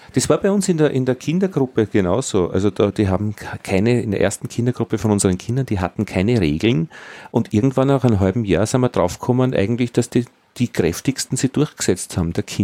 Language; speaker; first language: German; native; German